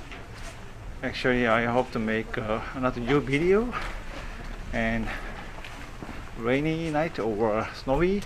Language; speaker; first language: English; non-native, fluent; Korean